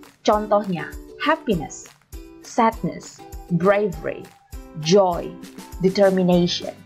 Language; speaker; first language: English; non-native, fluent; Indonesian